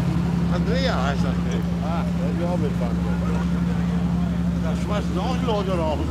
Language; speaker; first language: German; non-native, learner; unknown